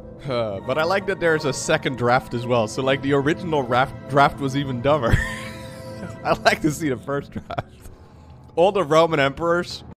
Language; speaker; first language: English; native; English